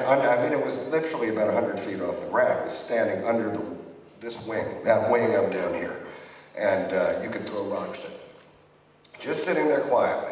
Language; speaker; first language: English; native; English